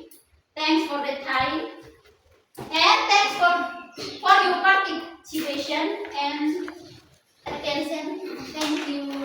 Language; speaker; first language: English; non-native, learner; Indonesian